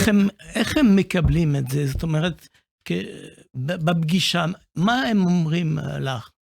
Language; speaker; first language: Hebrew; non-native, fluent; French